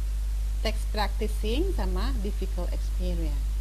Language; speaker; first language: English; non-native, fluent; Indonesian